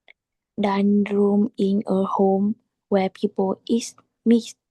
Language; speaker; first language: English; non-native, learner; Chinese